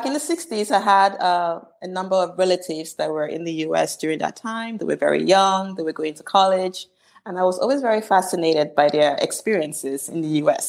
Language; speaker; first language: English; non-native, local second language; Igbo